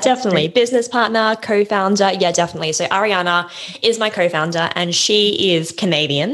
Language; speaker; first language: English; native; English